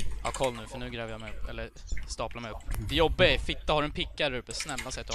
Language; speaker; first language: Swedish; native; Swedish